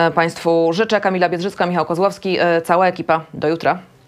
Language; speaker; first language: Polish; native; Polish